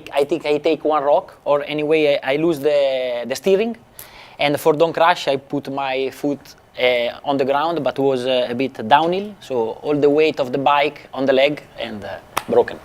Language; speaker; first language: English; non-native, fluent; Italian